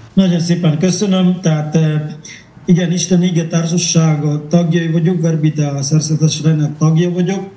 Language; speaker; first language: Hungarian; non-native, fluent; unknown